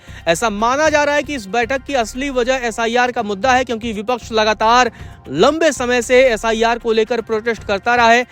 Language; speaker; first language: Hindi; native; Hindi